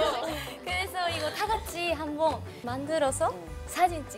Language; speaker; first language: Korean; non-native, learner; Japanese